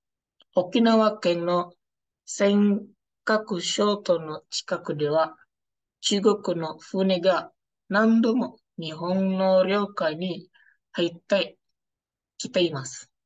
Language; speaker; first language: Japanese; non-native, learner; Indonesian